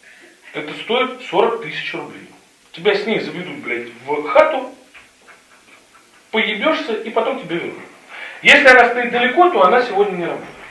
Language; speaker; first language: Russian; native; Russian